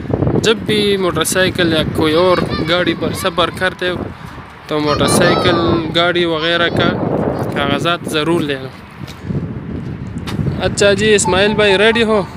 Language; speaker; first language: Hindi; non-native, local second language; Pashto